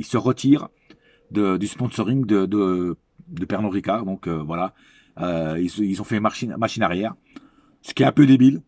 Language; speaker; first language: French; native; French